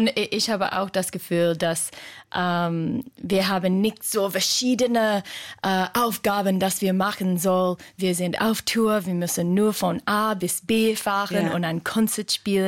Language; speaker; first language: German; non-native, fluent; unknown